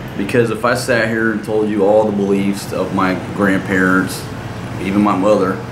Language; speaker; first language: English; native; English